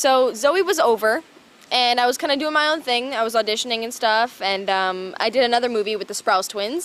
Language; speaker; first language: English; native; English